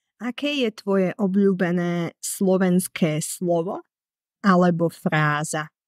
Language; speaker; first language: Slovak; native; Slovak